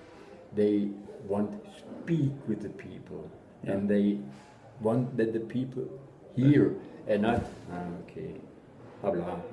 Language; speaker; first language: English; non-native, learner; German